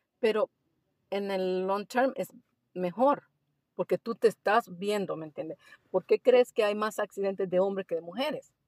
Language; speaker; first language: Spanish; native; Spanish